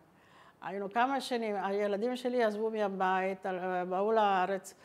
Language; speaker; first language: Hebrew; non-native, fluent; Italian